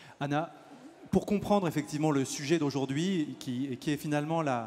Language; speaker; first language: French; native; French